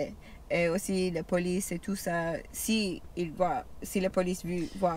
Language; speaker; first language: French; non-native, learner; English